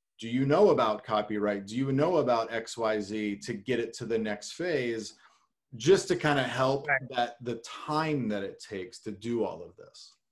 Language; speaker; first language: English; native; English